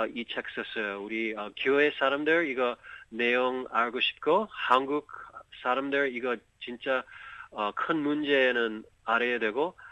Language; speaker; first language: Korean; early bilingual, heritage; Korean